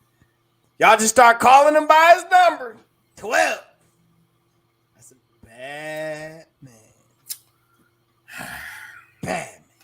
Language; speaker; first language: English; native; English